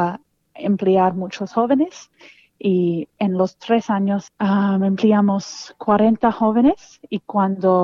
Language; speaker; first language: Spanish; non-native, fluent; English